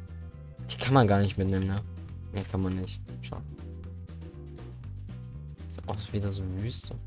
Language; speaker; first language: German; native; German